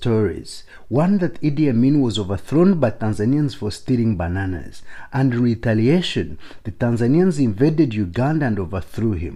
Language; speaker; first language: English; non-native, local second language; Nyankole